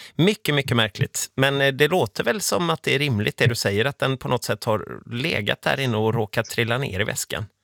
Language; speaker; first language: Swedish; native; Swedish